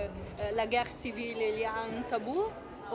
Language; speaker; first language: French; non-native, learner; Italian